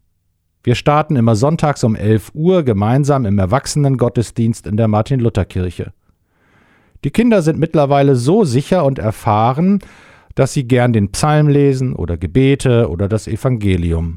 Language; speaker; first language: German; native; German